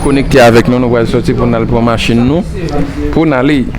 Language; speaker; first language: French; non-native, learner; Haitian Creole